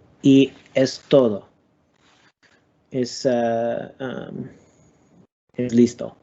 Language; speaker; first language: Spanish; non-native, learner; English